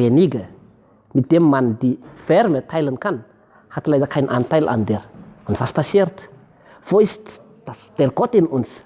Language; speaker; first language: German; non-native, fluent; Malagasy